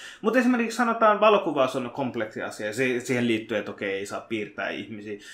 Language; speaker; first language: Finnish; early bilingual, other home language; Bangla